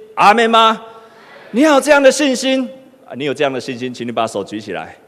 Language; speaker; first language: Chinese; native; Chinese